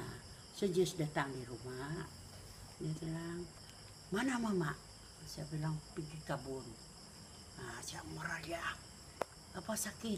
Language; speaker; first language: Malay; non-native, local second language; Central Dusun